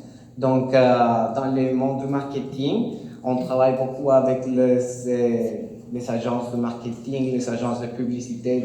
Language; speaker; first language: French; non-native, learner; Spanish